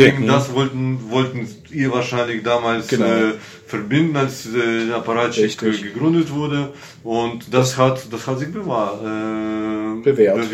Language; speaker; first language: German; non-native, fluent; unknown